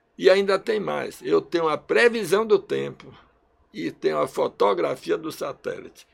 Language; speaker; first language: Portuguese; early bilingual, other home language; Russian